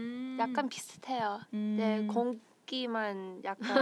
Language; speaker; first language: Korean; early bilingual, heritage; Korean